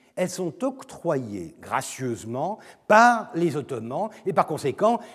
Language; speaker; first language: French; non-native, fluent; Turkish